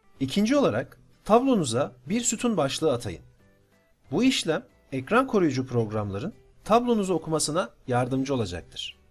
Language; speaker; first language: Turkish; native; Turkish